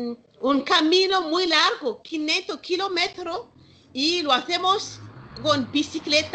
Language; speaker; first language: Spanish; non-native, learner; Malagasy